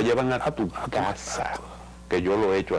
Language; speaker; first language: Spanish; native; Spanish